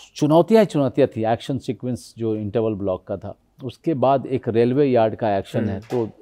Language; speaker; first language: Hindi; native; Hindi